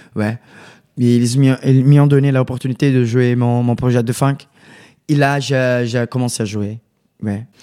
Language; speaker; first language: French; non-native, learner; Portuguese